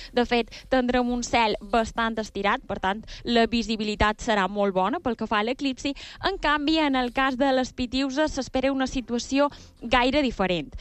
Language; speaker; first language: Catalan; native; Catalan